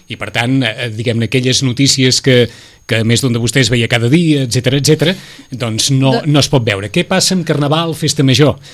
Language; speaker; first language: Catalan; native; Catalan